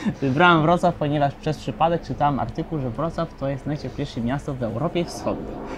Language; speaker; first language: Polish; non-native, fluent; Albanian